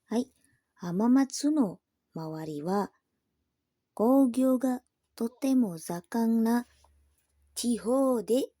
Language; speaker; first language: Japanese; non-native, learner; Indonesian